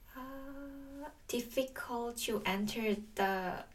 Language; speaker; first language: English; non-native, learner; Korean